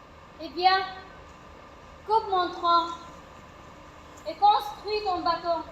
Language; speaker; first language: French; non-native, learner; Arabic